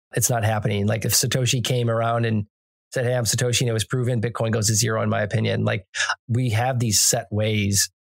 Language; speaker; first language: English; native; English